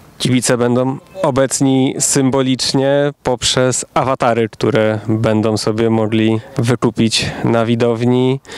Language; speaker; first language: Polish; native; Polish